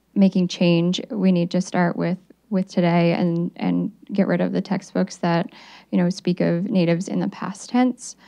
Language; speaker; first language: English; native; English